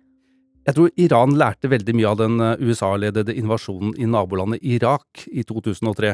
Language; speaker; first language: Norwegian; native; Norwegian